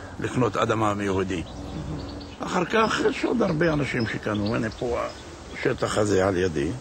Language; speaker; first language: Hebrew; non-native, local second language; Arabic